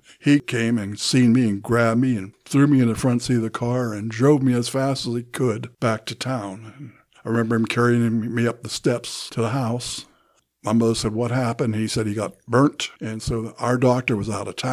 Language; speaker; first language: English; native; English